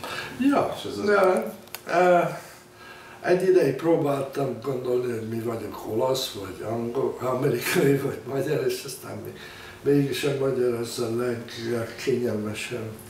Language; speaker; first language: Hungarian; early bilingual, heritage; Hungarian